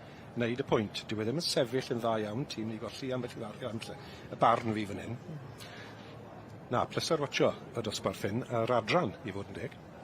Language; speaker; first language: Welsh; native; Welsh